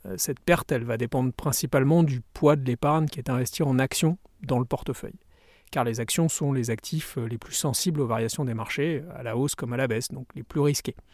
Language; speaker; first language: French; native; French